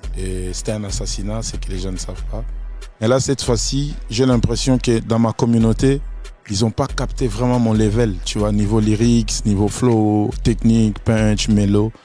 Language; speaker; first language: French; non-native, local second language; Lingala